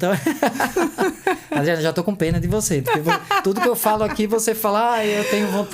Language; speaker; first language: Portuguese; native; Portuguese